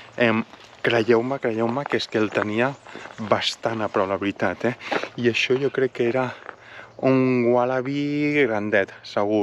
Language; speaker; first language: Catalan; native; Catalan